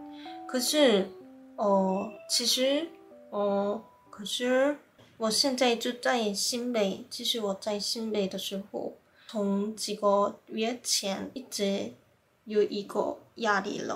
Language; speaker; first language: Chinese; non-native, fluent; Korean